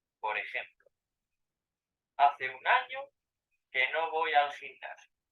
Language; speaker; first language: Spanish; non-native, fluent; Ukrainian